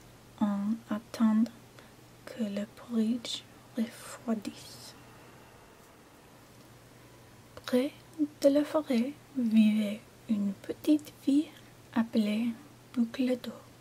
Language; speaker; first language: French; non-native, learner; English